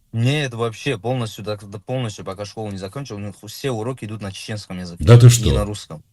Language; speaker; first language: Russian; non-native, local second language; Avaric